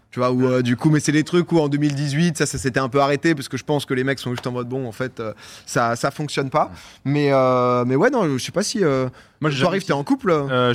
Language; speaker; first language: French; native; French